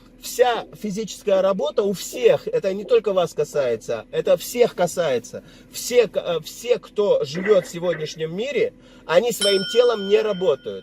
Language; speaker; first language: Russian; native; Russian